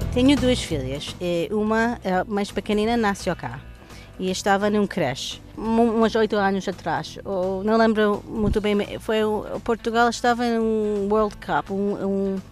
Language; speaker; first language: Portuguese; non-native, learner; English